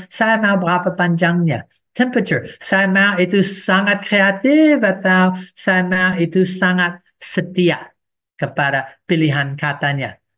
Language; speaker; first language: Indonesian; non-native, fluent; English